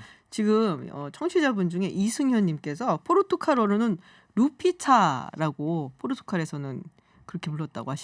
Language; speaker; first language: Korean; native; Korean